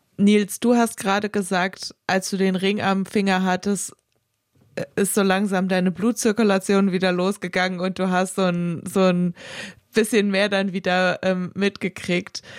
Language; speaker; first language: German; native; German